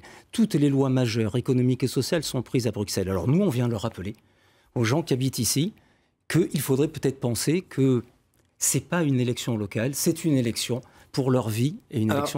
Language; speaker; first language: French; native; French